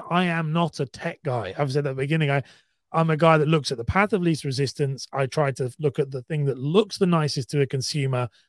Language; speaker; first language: English; native; English